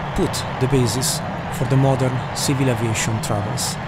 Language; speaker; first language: English; non-native, fluent; Italian